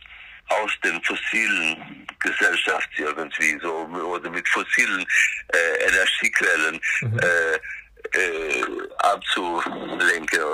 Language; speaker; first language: German; non-native, fluent; Swedish